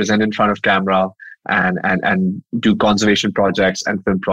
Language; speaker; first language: English; non-native, local second language; Hindi